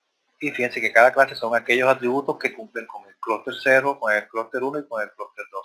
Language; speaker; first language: Spanish; native; Spanish